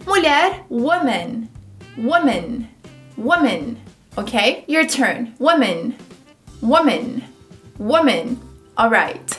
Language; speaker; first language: English; non-native, fluent; Portuguese